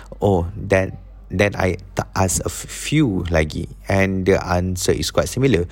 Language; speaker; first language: English; non-native, local second language; Malay